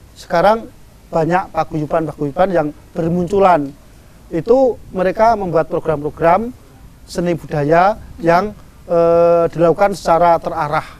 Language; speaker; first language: Indonesian; non-native, local second language; Javanese